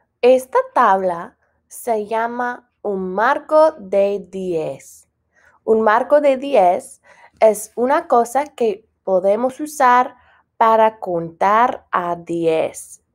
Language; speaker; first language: Spanish; non-native, fluent; English